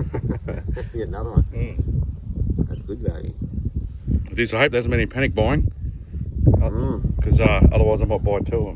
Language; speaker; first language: English; native; English